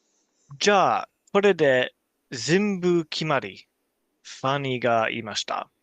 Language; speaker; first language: Japanese; non-native, learner; English